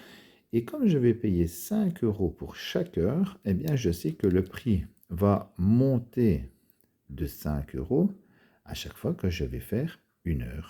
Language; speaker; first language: French; native; French